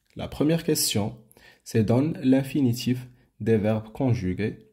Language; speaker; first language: French; non-native, local second language; Arabic